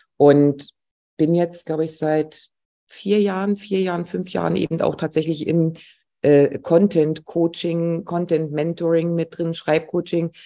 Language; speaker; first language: German; native; German